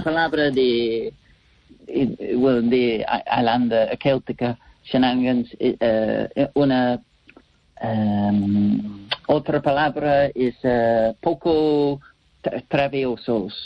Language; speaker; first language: Spanish; non-native, learner; English